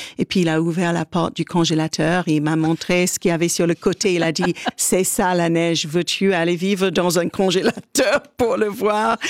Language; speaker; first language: French; non-native, fluent; English